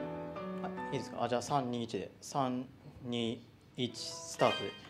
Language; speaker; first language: Japanese; native; Japanese